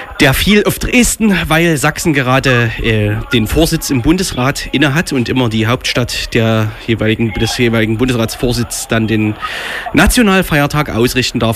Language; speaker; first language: German; native; German